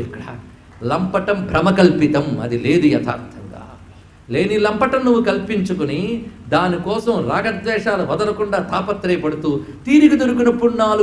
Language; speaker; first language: Telugu; native; Telugu